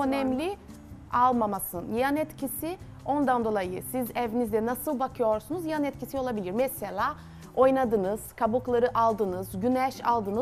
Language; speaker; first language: Turkish; non-native, learner; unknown